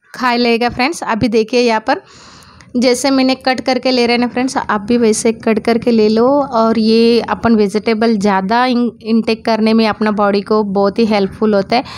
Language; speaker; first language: Hindi; non-native, local second language; Marathi